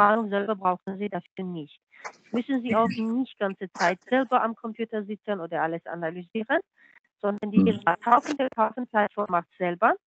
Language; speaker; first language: German; non-native, fluent; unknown